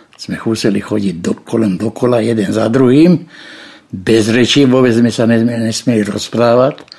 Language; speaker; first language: Slovak; non-native, local second language; Hungarian